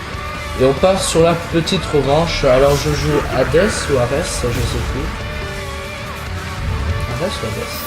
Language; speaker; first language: French; native; French